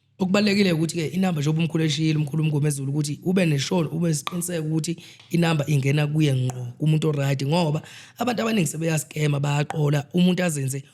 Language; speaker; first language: Zulu; native; Zulu